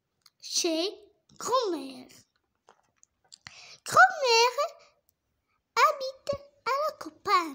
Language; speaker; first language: French; non-native, learner; Arabic